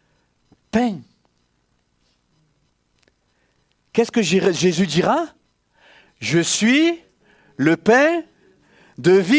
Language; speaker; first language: French; native; French